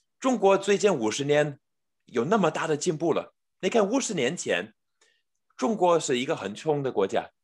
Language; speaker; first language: Chinese; non-native, fluent; English